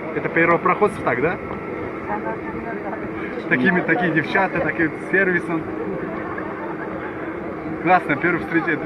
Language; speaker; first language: Russian; non-native, local second language; Uzbek